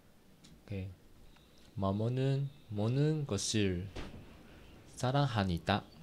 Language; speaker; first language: Korean; non-native, learner; Chinese